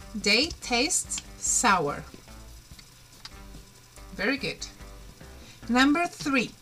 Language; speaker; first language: English; non-native, fluent; Spanish